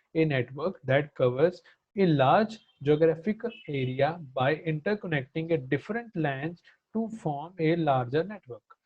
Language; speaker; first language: English; non-native, local second language; Punjabi